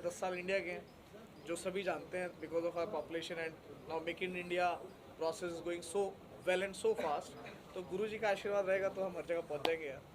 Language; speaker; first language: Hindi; native; Hindi